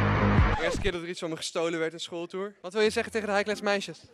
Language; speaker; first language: Dutch; native; Dutch